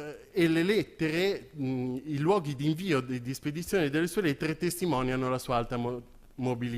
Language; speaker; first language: Italian; native; Italian